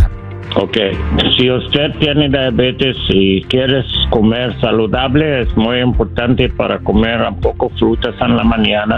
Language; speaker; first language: Spanish; non-native, learner; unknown